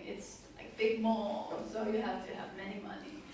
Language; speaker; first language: English; non-native, learner; Chinese